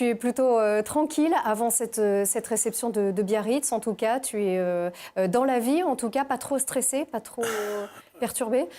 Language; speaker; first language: French; native; French